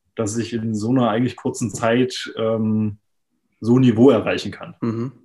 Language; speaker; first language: German; native; German